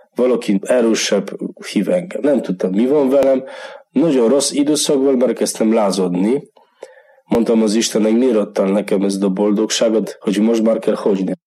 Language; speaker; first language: Hungarian; non-native, learner; Polish